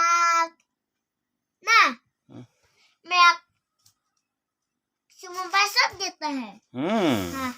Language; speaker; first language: Hindi; non-native, local second language; Assamese